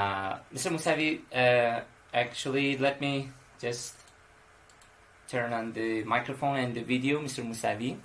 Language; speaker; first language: English; non-native, fluent; Persian